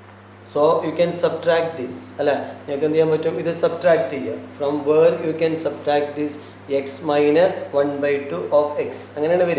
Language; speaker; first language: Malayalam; native; Malayalam